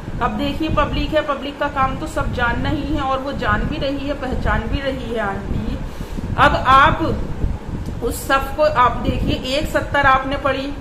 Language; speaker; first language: Urdu; native; Urdu